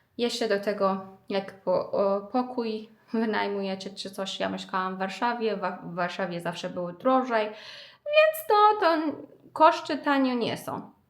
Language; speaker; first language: Polish; non-native, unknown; Persian